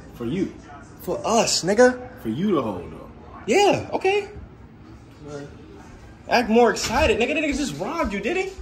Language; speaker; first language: English; native; English